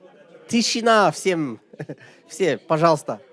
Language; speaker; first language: Russian; non-native, fluent; Norwegian